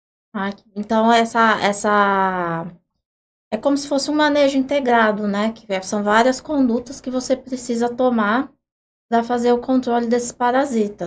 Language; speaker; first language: Portuguese; native; Portuguese